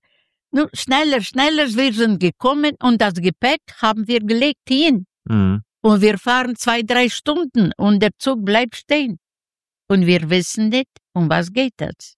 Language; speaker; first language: German; non-native, learner; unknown